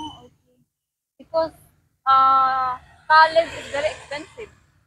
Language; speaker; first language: English; non-native, learner; Cebuano